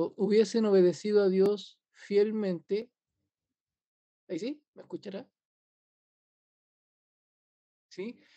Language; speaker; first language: Spanish; native; Spanish